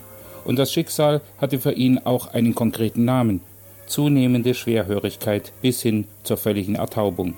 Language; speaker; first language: German; native; German